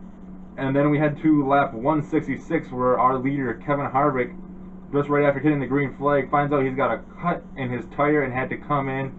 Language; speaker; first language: English; native; English